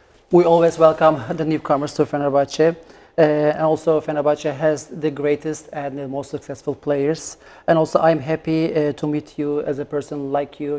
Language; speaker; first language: English; non-native, fluent; Turkish